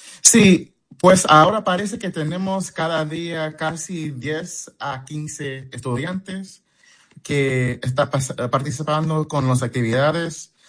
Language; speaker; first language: Spanish; early bilingual, heritage; English